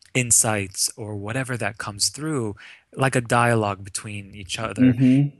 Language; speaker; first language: English; early bilingual, other home language; Arabic